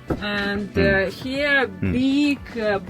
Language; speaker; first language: English; non-native, learner; Russian